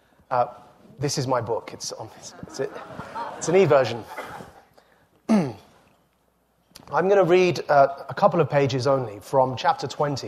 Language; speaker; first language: English; native; English